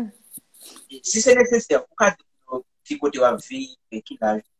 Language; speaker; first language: French; non-native, local second language; Haitian Creole